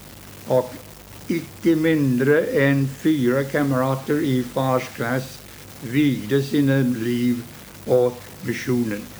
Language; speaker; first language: Swedish; early bilingual, heritage; Swedish